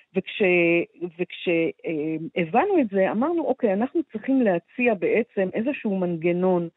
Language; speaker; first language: Hebrew; native; Hebrew